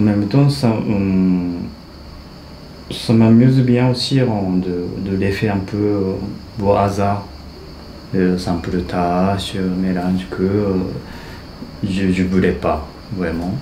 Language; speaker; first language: French; non-native, fluent; Japanese